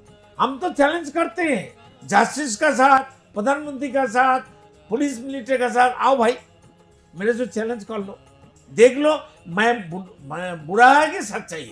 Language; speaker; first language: Hindi; non-native, local second language; Bangla